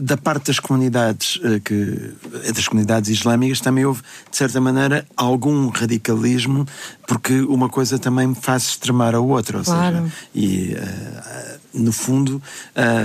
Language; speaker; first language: Portuguese; native; Portuguese